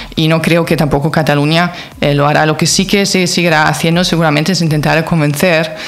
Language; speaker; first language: Spanish; non-native, fluent; German